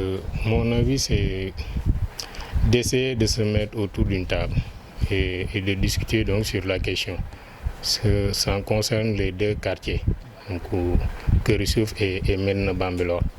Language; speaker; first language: French; non-native, local second language; Wolof